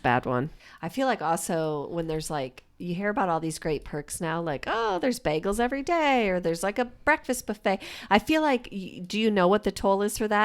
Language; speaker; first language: English; native; English